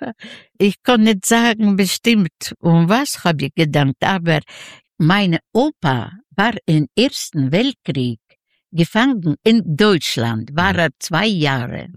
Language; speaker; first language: German; non-native, learner; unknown